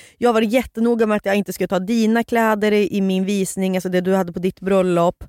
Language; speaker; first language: Swedish; native; Swedish